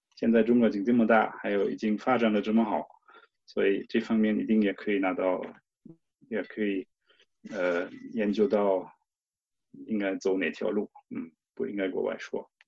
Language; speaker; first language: Chinese; non-native, fluent; German